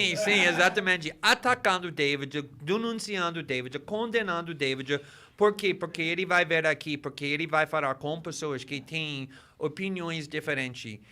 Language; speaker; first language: Portuguese; non-native, fluent; English